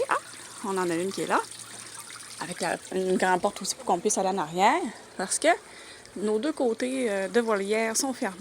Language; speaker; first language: French; native; French